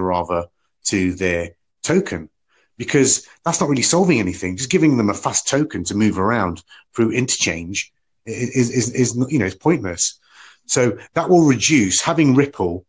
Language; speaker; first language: English; native; English